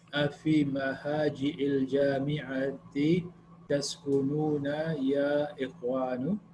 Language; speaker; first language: Arabic; non-native, learner; English